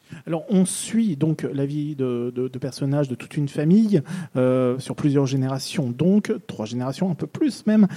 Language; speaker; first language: French; native; French